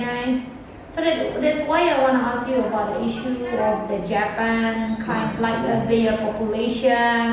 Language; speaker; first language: English; non-native, learner; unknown